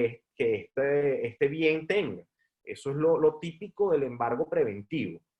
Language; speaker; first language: Spanish; native; Spanish